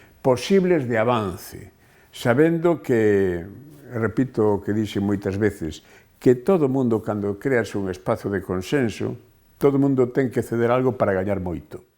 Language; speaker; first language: Galician; native; Galician